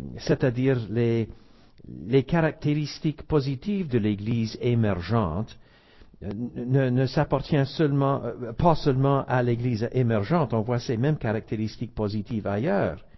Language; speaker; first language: French; non-native, local second language; English